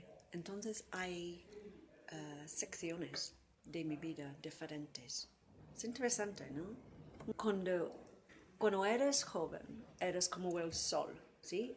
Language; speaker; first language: Spanish; non-native, fluent; English